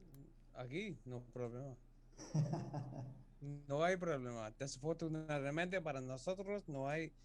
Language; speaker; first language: Spanish; non-native, learner; English